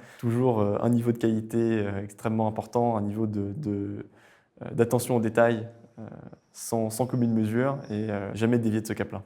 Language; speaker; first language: French; native; French